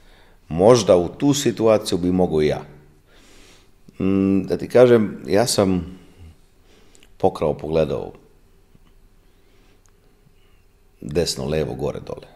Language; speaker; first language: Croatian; non-native, fluent; Italian